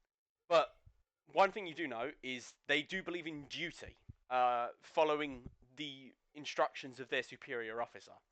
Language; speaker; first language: English; native; English